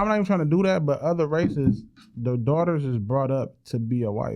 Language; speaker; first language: English; native; English